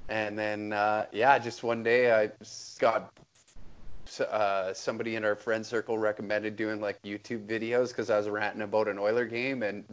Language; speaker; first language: English; native; English